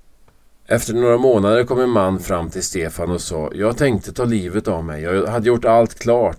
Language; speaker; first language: Swedish; native; Swedish